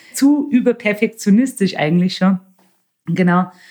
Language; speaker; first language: German; native; German